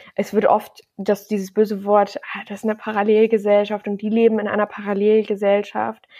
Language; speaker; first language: German; native; German